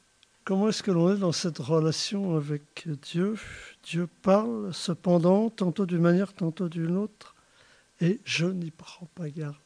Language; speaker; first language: French; native; French